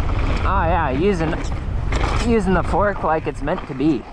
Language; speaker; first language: English; native; English